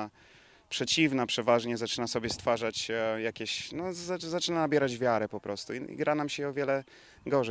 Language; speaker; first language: Polish; native; Polish